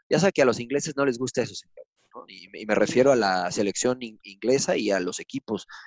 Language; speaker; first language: Spanish; early bilingual, heritage; Spanish